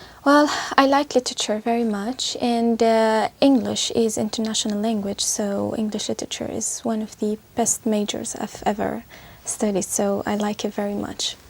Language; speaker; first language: English; non-native, fluent; Arabic